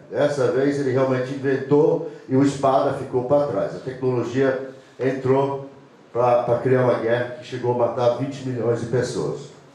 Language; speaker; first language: Portuguese; non-native, fluent; English